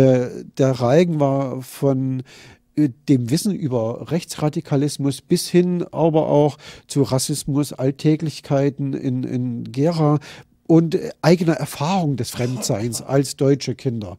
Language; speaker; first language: German; native; German